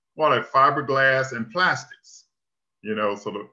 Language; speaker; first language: English; native; English